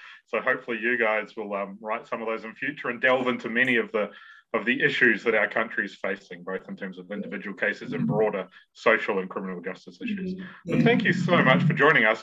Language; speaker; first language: English; native; English